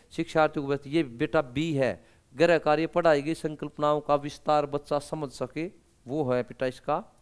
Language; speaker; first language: Hindi; native; Hindi